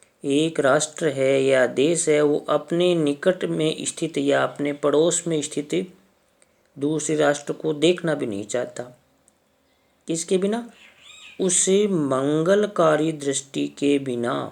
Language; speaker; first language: Hindi; native; Hindi